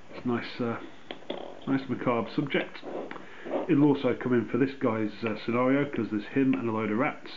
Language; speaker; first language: English; native; English